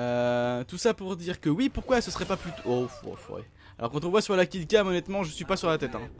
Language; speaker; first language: French; native; French